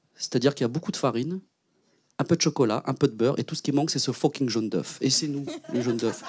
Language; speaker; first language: French; early bilingual, other home language; Vietnamese